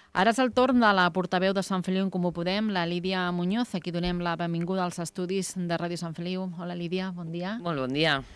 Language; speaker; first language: Catalan; native; Catalan